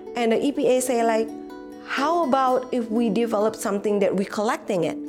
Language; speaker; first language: English; non-native, fluent; Indonesian